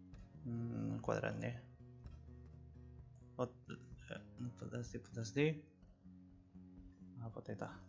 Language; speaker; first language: Russian; non-native, learner; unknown